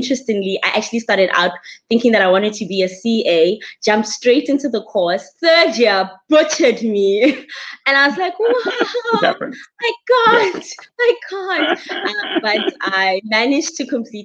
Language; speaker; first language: English; non-native, local second language; Tswana